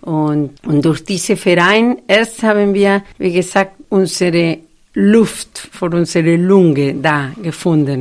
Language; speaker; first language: German; non-native, fluent; Spanish